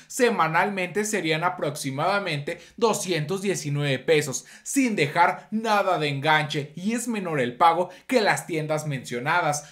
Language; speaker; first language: Spanish; native; Spanish